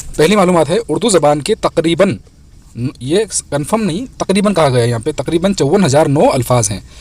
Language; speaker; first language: Urdu; native; Urdu